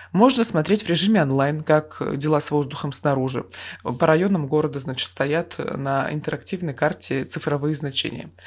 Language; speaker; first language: Russian; native; Russian